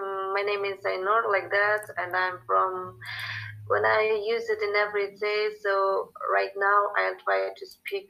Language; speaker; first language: English; non-native, learner; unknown